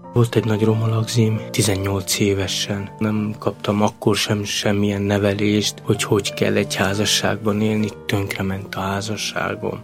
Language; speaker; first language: Hungarian; non-native, local second language; Romany